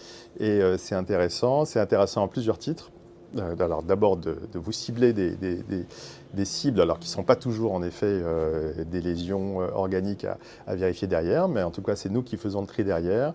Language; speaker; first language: French; native; French